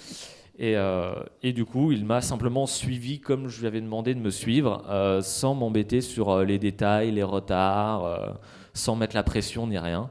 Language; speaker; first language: French; native; French